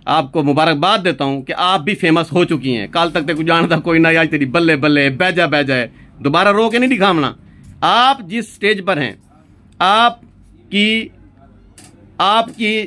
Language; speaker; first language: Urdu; non-native, local second language; Saraiki